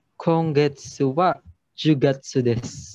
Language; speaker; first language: Japanese; non-native, learner; Filipino